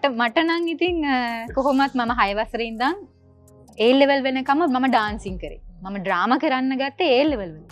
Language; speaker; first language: Sinhala; non-native, local second language; Tamil